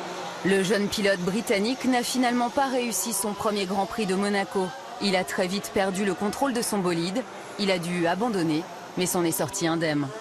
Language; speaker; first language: French; native; French